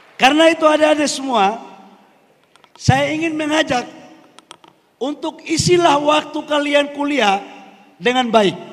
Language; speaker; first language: Indonesian; native; Indonesian